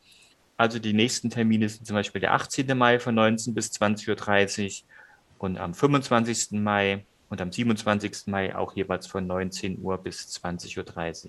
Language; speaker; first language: German; native; German